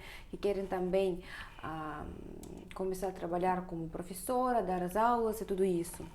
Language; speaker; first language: Portuguese; non-native, fluent; Russian